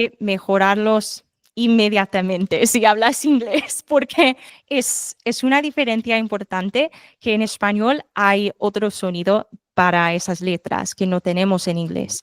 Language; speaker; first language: Spanish; non-native, fluent; English